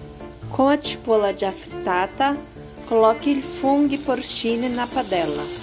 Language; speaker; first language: Italian; non-native, learner; Portuguese